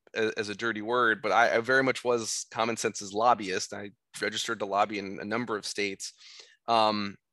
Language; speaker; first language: English; native; English